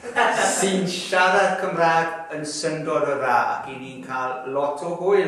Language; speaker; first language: Welsh; native; Welsh